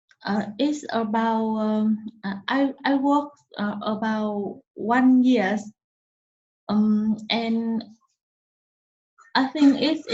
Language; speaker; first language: English; non-native, learner; Vietnamese